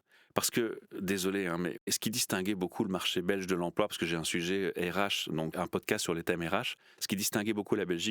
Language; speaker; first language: French; native; French